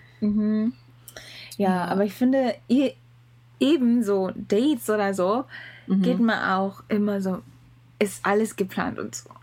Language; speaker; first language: German; non-native, learner; Japanese